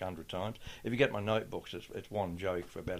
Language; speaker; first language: English; native; English